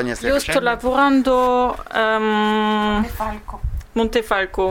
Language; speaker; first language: Italian; non-native, learner; French